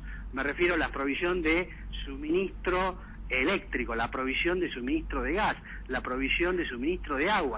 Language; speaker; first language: Spanish; native; Spanish